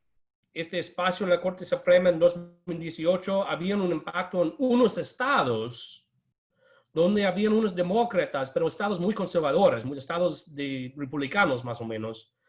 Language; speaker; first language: Spanish; non-native, fluent; English